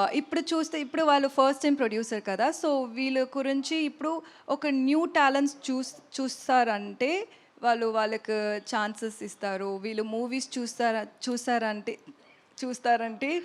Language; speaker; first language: Telugu; non-native, learner; Tamil